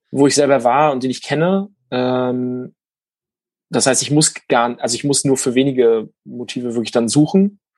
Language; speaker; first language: German; native; German